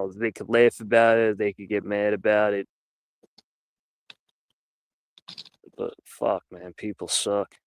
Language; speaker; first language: English; native; English